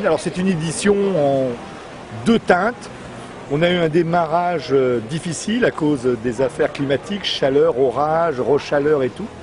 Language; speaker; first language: French; native; French